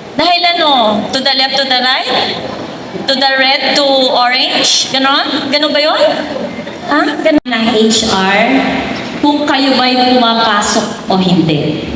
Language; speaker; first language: Filipino; native; Filipino